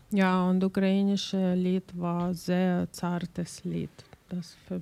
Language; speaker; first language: German; non-native, learner; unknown